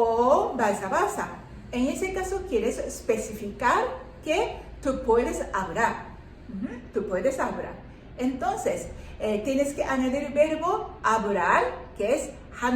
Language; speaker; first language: Spanish; non-native, fluent; Japanese